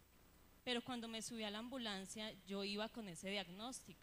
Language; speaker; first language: Spanish; native; Spanish